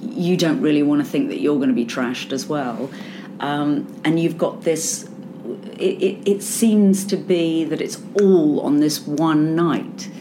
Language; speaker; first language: English; native; English